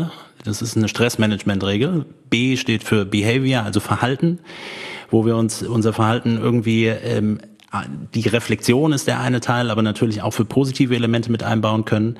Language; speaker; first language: German; native; German